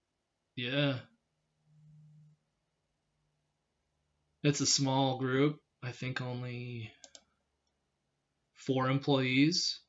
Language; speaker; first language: English; native; English